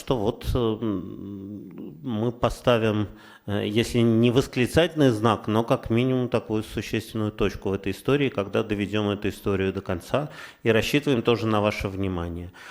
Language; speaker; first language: Russian; native; Russian